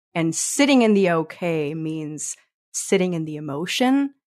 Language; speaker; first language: English; early bilingual, other home language; Spanish